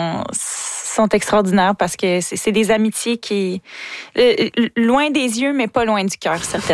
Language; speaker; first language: French; native; French